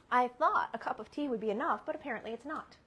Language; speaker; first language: English; native; English